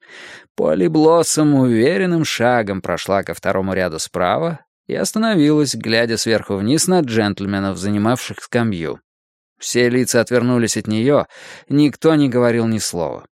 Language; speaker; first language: Russian; native; Russian